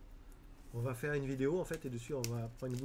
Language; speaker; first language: French; native; French